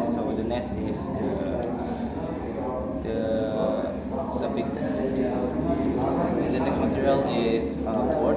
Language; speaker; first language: English; non-native, learner; Indonesian